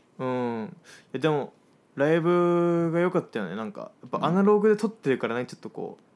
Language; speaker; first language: Japanese; native; Japanese